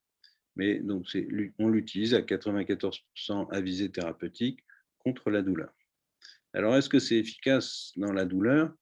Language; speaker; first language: French; native; French